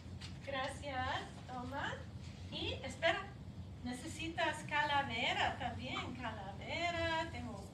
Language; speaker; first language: Spanish; non-native, fluent; English